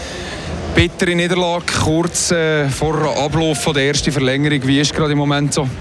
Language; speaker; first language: German; native; German